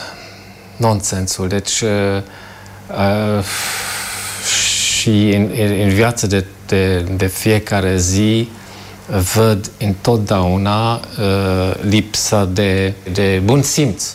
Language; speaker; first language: Romanian; non-native, fluent; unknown